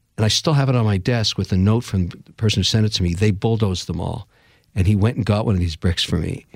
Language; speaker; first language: English; native; English